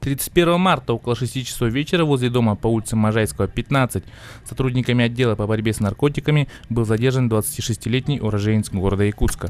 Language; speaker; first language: Russian; native; Russian